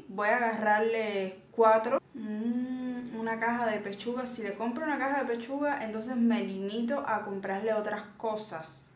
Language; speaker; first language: Spanish; native; Spanish